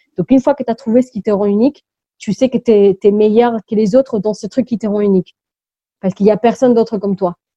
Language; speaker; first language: French; early bilingual, other home language; English